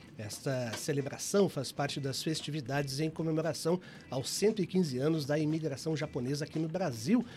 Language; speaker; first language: Portuguese; native; Portuguese